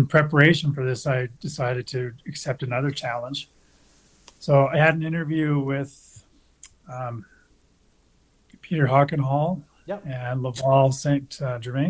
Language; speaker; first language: English; native; English